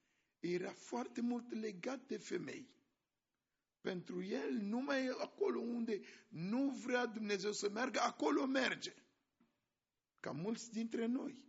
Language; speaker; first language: Romanian; non-native, fluent; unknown